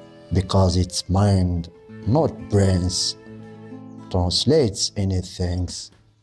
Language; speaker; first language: English; non-native, learner; Arabic